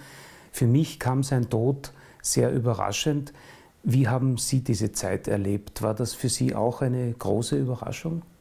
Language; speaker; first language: German; native; German